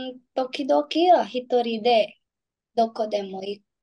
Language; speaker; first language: Japanese; non-native, learner; Filipino